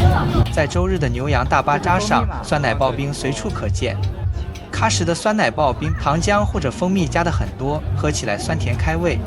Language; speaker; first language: Chinese; native; Chinese